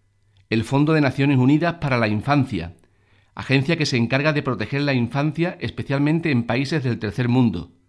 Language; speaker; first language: Spanish; native; Spanish